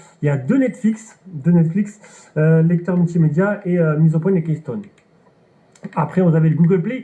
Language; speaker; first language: French; native; French